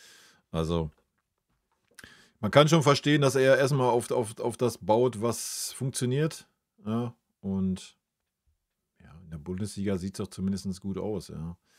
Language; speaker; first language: German; native; German